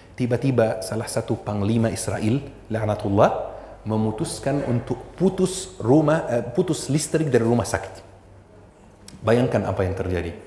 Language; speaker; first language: Indonesian; non-native, fluent; Arabic